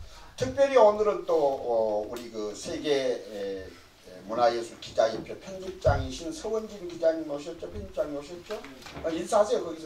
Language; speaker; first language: Korean; native; Korean